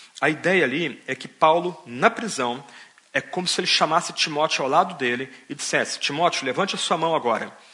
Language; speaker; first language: Portuguese; native; Portuguese